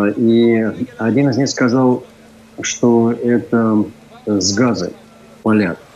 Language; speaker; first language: Russian; native; Russian